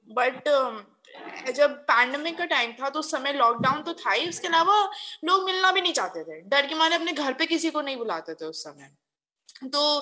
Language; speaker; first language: Hindi; native; Hindi